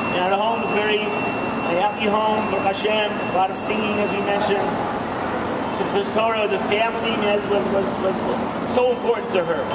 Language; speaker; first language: English; native; English